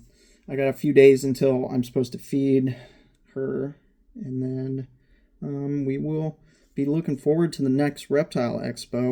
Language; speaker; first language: English; native; English